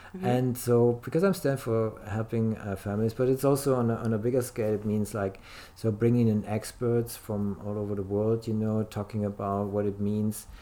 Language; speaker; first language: English; non-native, fluent; German